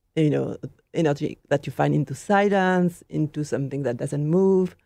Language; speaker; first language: English; non-native, fluent; French